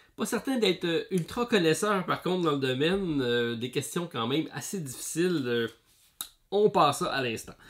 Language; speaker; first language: French; native; French